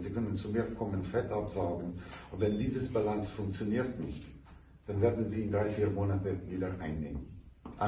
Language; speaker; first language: German; non-native, fluent; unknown